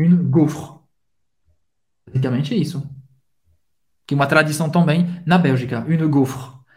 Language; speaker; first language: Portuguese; non-native, fluent; French